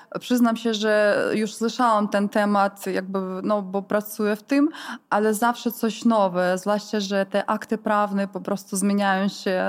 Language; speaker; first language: Polish; non-native, fluent; Ukrainian